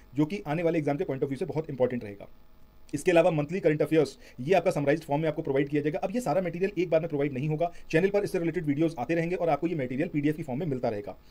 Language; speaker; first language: Hindi; native; Hindi